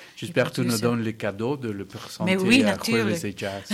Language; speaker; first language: French; non-native, fluent; Spanish